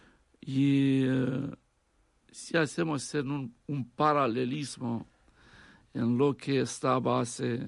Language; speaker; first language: Spanish; non-native, fluent; Romanian